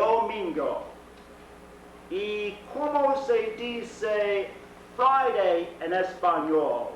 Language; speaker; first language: Spanish; non-native, fluent; English